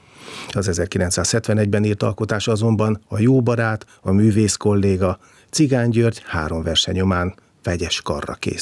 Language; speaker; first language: Hungarian; native; Hungarian